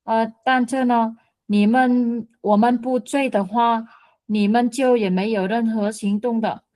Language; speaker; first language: Chinese; non-native, learner; Vietnamese